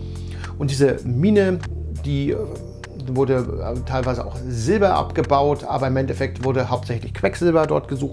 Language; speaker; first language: German; native; German